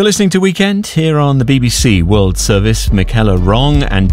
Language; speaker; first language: English; native; English